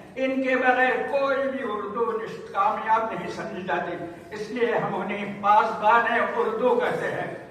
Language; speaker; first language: Urdu; native; Urdu